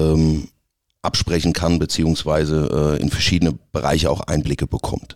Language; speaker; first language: German; native; German